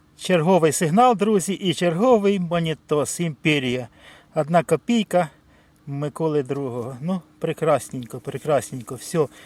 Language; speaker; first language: Ukrainian; non-native, local second language; Russian